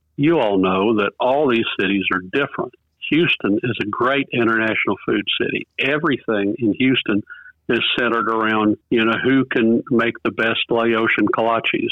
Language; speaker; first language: English; native; English